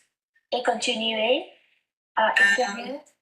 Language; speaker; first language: French; non-native, learner; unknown